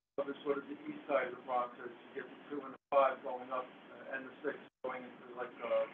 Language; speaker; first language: English; native; English